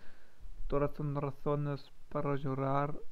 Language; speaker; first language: Spanish; non-native, learner; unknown